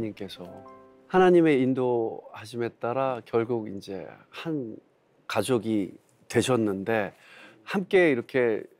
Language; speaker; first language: Korean; native; Korean